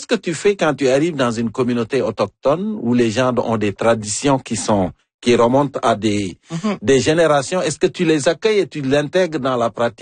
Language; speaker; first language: French; native; French